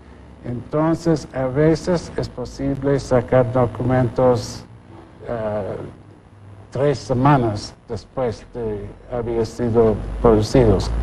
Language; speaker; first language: Spanish; non-native, fluent; English